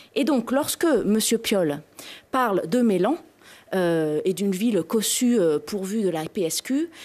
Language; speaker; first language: French; native; French